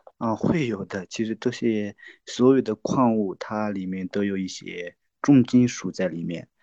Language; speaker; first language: Chinese; non-native, local second language; Tibetan